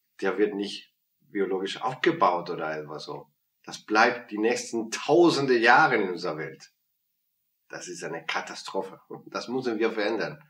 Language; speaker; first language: German; non-native, fluent; Spanish